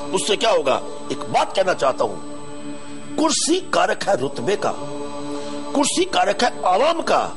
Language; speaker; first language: Hindi; native; Hindi